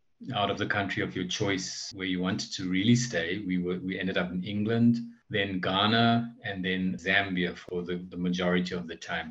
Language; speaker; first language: English; native; English